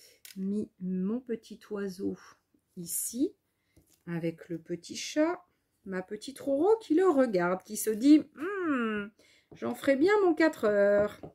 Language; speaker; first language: French; native; French